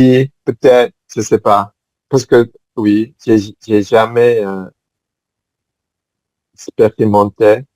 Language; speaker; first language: French; non-native, fluent; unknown